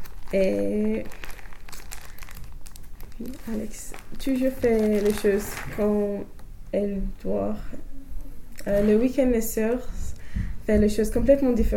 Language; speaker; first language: French; non-native, learner; English